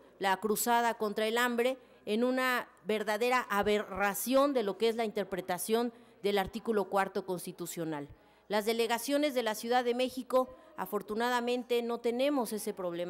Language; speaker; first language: Spanish; native; Spanish